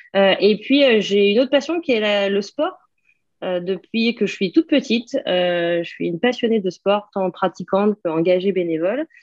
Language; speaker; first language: French; native; French